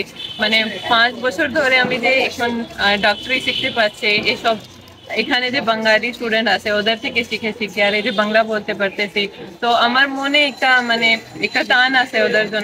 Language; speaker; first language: Bangla; non-native, fluent; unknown